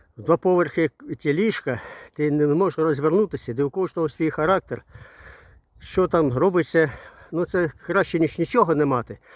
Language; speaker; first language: Ukrainian; non-native, local second language; Russian